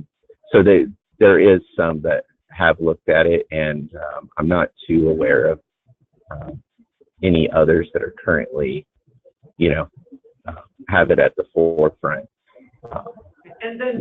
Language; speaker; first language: English; native; English